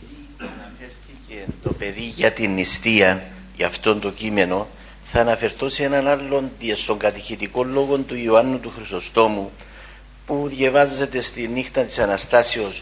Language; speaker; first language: Greek; native; Greek